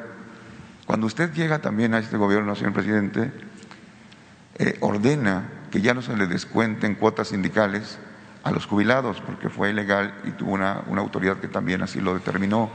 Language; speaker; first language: Spanish; native; Spanish